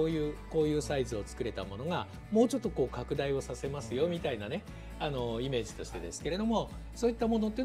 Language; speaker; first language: Japanese; native; Japanese